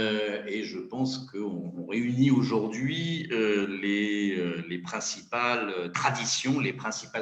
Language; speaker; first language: French; native; French